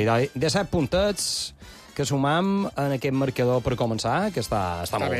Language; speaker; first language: Catalan; native; Catalan